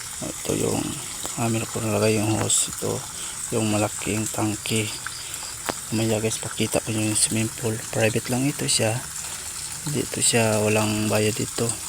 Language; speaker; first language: Filipino; non-native, local second language; Cebuano